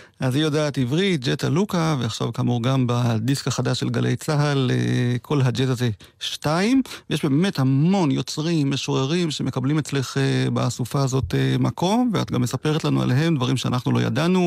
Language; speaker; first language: Hebrew; native; Hebrew